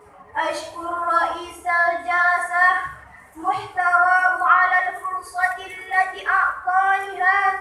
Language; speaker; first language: Arabic; non-native, learner; Achinese